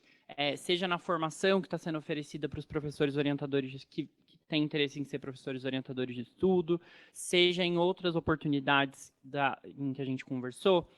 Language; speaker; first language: Portuguese; native; Portuguese